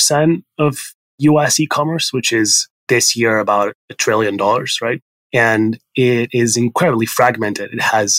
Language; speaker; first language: English; non-native, fluent; Spanish